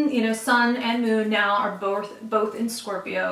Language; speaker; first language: English; native; English